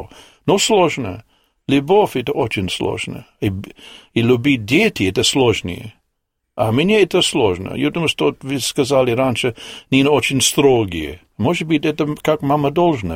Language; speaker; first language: Russian; non-native, learner; English